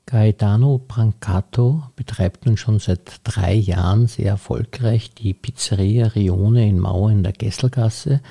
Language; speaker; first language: German; native; German